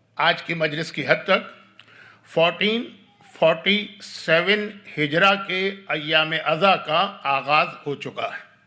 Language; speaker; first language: Urdu; native; Urdu